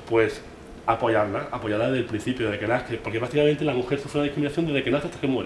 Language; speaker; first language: Spanish; native; Spanish